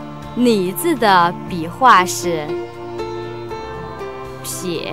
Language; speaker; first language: Chinese; native; Chinese